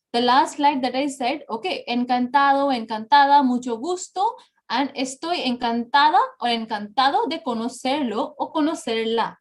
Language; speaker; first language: Spanish; non-native, fluent; Bangla